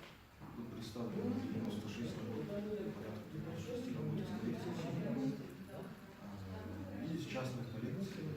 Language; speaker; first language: Russian; native; Russian